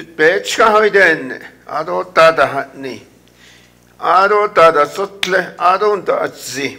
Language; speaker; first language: English; non-native, local second language; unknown